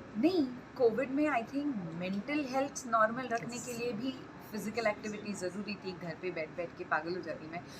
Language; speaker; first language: Hindi; non-native, local second language; Marathi